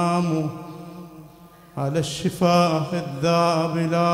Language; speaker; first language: Arabic; native; Arabic